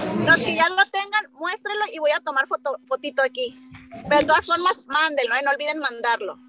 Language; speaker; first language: Spanish; native; Spanish